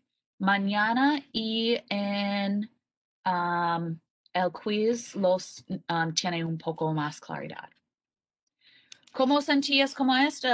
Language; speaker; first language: Spanish; non-native, learner; English